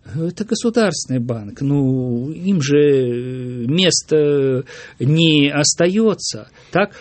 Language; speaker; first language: Russian; native; Russian